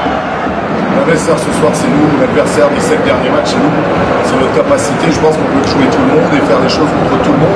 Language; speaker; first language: French; native; French